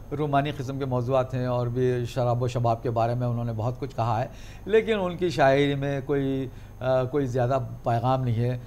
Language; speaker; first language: Urdu; native; Urdu